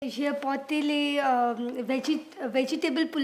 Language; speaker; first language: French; non-native, learner; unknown